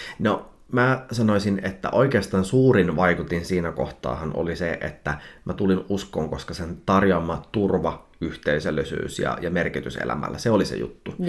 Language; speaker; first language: Finnish; early bilingual, heritage; Finnish